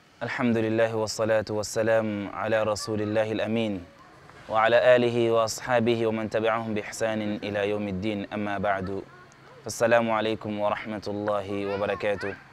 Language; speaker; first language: Arabic; non-native, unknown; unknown